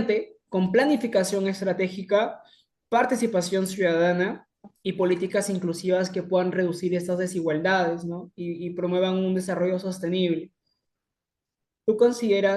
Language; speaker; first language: Spanish; native; Spanish